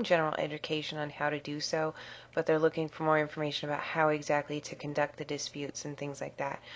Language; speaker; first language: English; native; English